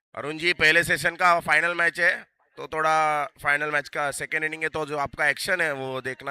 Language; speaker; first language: Hindi; non-native, local second language; Marathi